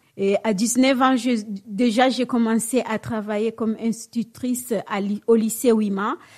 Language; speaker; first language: French; non-native, local second language; Swahili